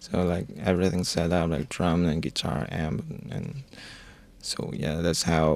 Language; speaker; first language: English; non-native, learner; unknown